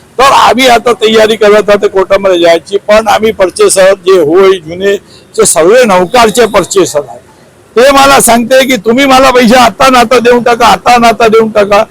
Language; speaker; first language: Marathi; non-native, local second language; Gujarati